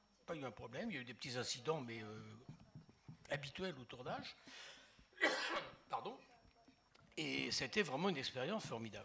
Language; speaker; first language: French; native; French